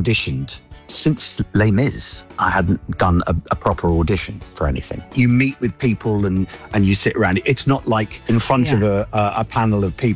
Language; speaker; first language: English; native; English